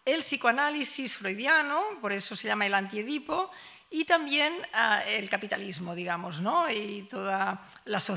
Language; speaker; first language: Spanish; non-native, local second language; Catalan